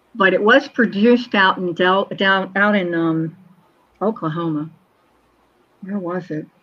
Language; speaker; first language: English; native; English